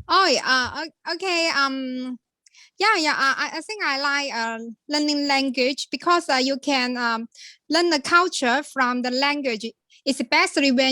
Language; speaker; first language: English; non-native, learner; Chinese